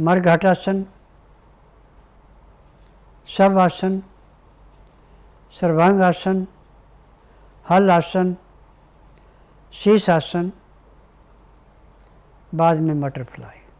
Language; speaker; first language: Hindi; native; Hindi